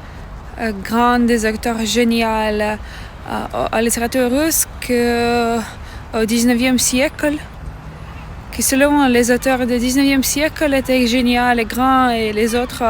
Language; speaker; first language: French; non-native, learner; Russian